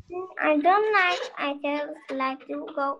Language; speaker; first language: English; non-native, learner; Vietnamese